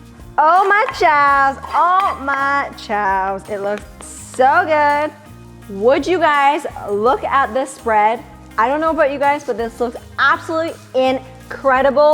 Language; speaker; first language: English; native; English